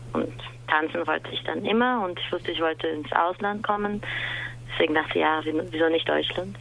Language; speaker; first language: German; non-native, fluent; Portuguese